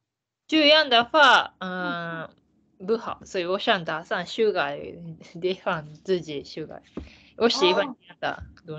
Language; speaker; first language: Chinese; non-native, learner; Japanese